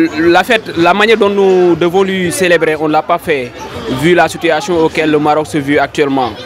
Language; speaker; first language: French; non-native, local second language; Wolof